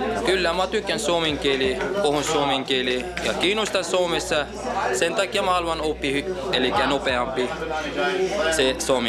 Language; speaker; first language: Finnish; non-native, learner; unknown